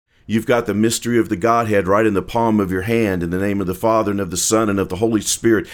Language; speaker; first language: English; native; English